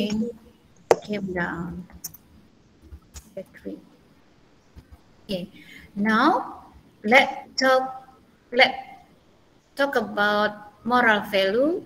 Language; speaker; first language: English; non-native, learner; Indonesian